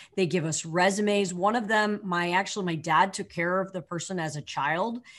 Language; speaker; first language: English; native; English